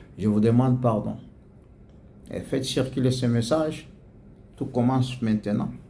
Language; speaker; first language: French; non-native, local second language; Swahili